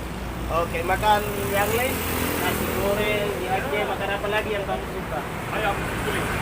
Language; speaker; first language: Indonesian; non-native, learner; Somali